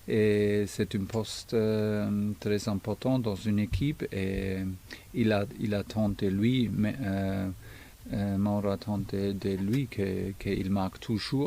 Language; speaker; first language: French; non-native, fluent; German